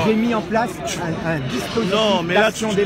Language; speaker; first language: French; native; French